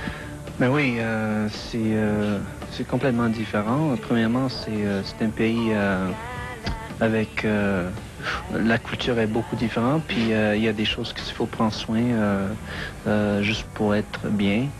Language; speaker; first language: French; non-native, fluent; English